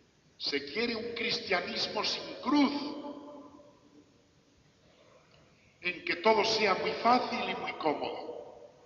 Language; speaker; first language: Spanish; native; Spanish